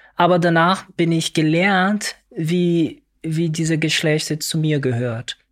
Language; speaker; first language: German; non-native, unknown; Portuguese